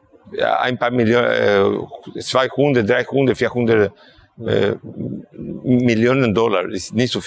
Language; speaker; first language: German; non-native, fluent; Spanish